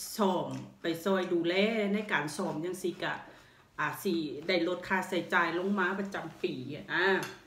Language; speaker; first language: Thai; native; Thai